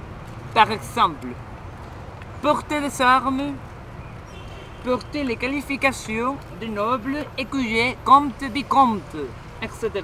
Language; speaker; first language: French; non-native, learner; Spanish